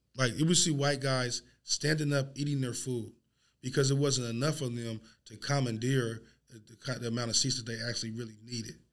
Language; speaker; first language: English; native; English